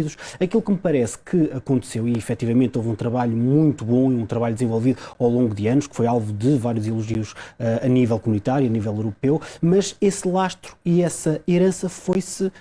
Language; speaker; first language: Portuguese; native; Portuguese